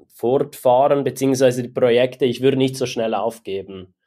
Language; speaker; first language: German; native; German